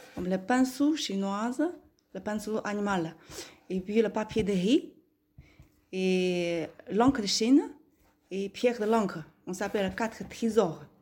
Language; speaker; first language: French; non-native, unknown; Chinese